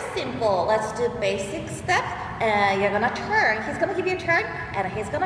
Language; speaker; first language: English; non-native, fluent; Japanese